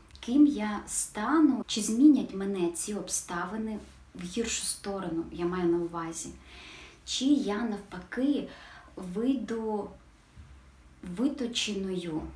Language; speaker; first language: Ukrainian; non-native, local second language; Russian